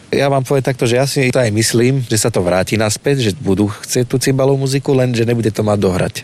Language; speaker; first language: Slovak; native; Slovak